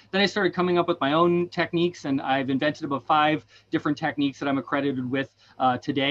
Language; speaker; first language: English; native; English